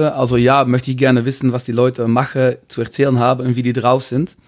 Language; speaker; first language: German; non-native, fluent; Dutch